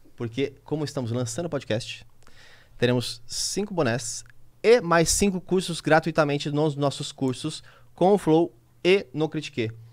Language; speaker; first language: Portuguese; native; Portuguese